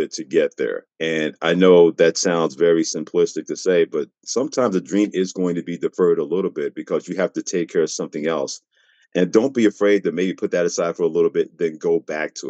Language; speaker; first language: English; native; English